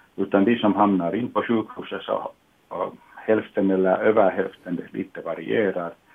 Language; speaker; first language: Swedish; non-native, local second language; Finnish